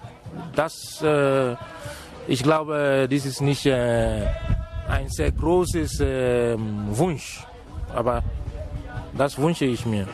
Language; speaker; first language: German; non-native, fluent; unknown